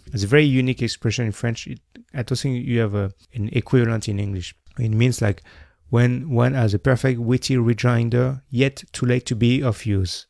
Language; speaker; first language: English; non-native, fluent; French